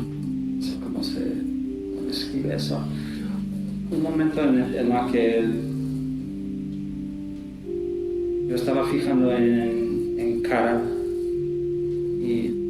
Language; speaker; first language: Spanish; non-native, fluent; English